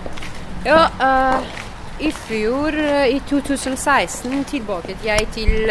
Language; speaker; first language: Norwegian; non-native, learner; Persian